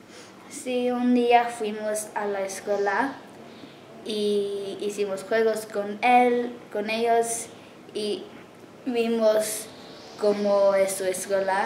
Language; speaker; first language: Spanish; early bilingual, heritage; English